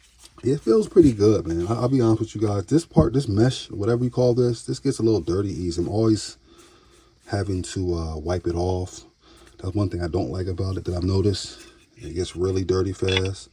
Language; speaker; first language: English; native; English